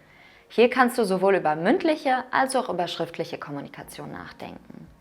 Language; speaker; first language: German; native; German